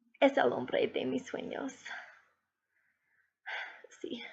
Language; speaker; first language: Spanish; non-native, learner; English